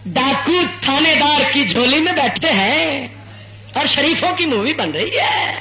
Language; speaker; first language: Urdu; non-native, local second language; Punjabi